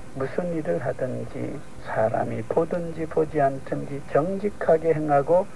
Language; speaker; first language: Korean; native; Korean